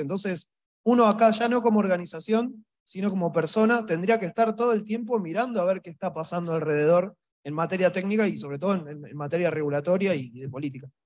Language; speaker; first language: Spanish; native; Spanish